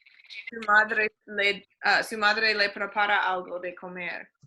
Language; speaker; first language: Spanish; non-native, fluent; English